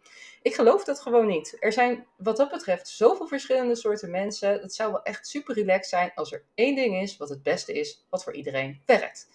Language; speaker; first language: Dutch; native; Dutch